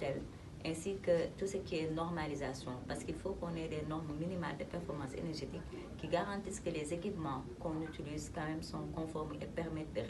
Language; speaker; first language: French; non-native, local second language; Wolof